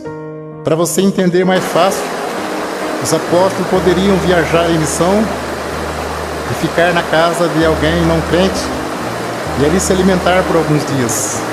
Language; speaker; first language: Portuguese; native; Portuguese